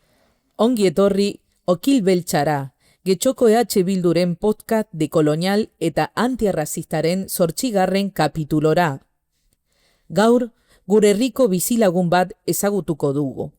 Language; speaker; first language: Basque; non-native, fluent; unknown